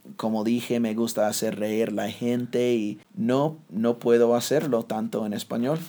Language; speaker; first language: Spanish; non-native, fluent; English